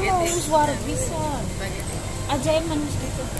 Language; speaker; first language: Indonesian; native; Indonesian